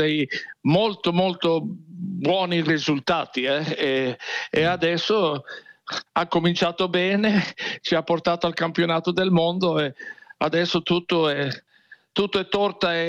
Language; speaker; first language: Italian; non-native, fluent; Swedish